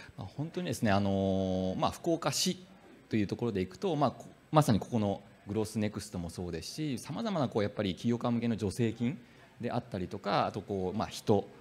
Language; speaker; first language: Japanese; native; Japanese